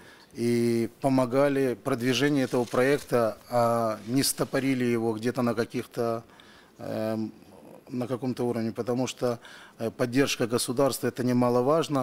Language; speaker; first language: Russian; native; Russian